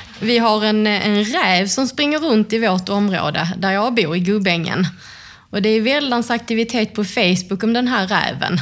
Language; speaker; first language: Swedish; native; Swedish